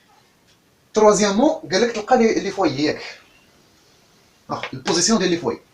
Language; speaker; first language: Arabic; native; Arabic